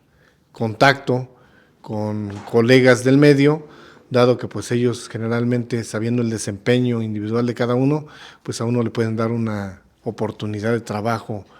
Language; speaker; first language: Spanish; native; Spanish